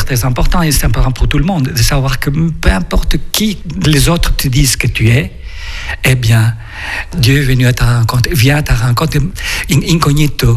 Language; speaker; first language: French; non-native, fluent; Spanish